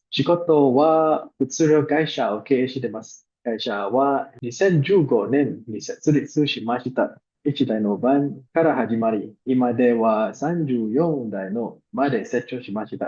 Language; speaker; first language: Japanese; non-native, learner; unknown